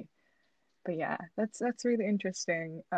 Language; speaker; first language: English; early bilingual, other home language; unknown